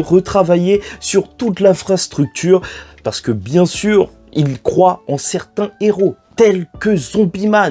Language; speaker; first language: French; native; French